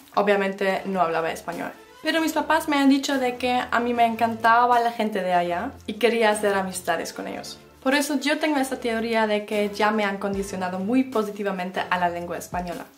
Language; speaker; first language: Spanish; non-native, fluent; German